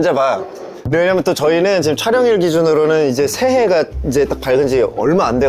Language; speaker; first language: Korean; native; Korean